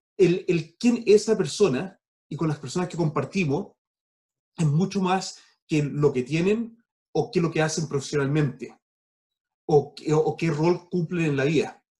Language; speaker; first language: Spanish; early bilingual, heritage; Spanish